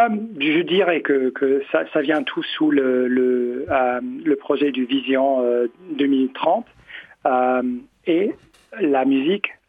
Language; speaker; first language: French; non-native, fluent; English